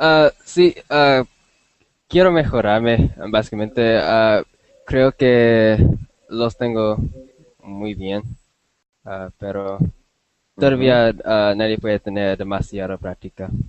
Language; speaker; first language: Spanish; non-native, learner; English